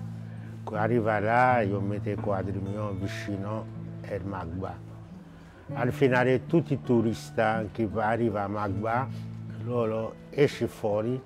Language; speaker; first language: Italian; non-native, learner; Haitian Creole